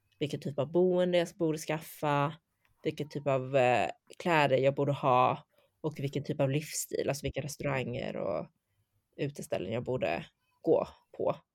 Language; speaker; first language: Swedish; early bilingual, other home language; Chinese